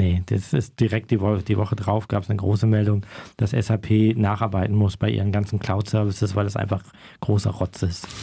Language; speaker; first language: German; native; German